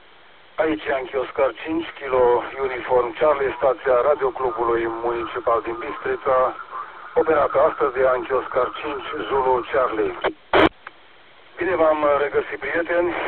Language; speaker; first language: Romanian; native; Romanian